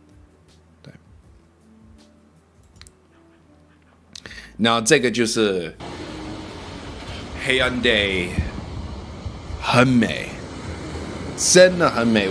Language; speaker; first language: Chinese; early bilingual, heritage; English